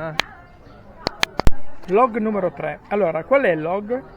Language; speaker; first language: Italian; native; Italian